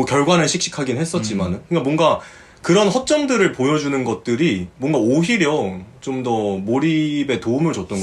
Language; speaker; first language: Korean; native; Korean